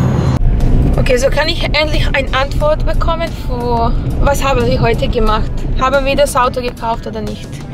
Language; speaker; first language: German; non-native, fluent; Bosnian